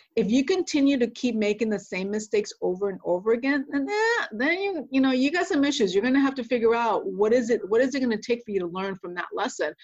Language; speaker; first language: English; native; English